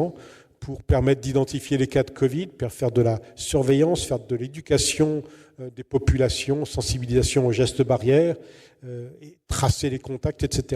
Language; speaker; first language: French; native; French